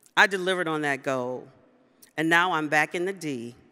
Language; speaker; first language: English; native; English